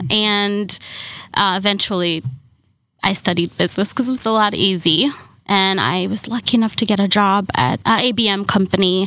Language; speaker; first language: English; early bilingual, other home language; Somali